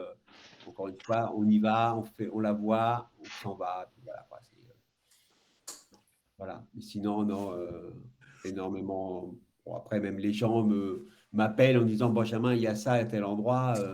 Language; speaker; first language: French; native; French